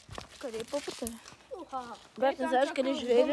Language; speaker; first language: Bulgarian; native; Bulgarian